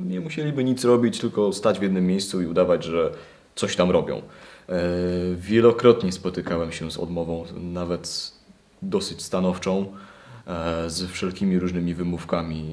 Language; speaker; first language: Polish; native; Polish